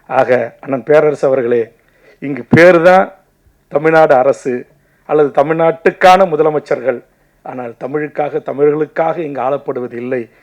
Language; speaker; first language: Tamil; native; Tamil